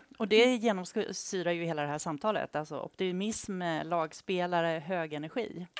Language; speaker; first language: Swedish; native; Swedish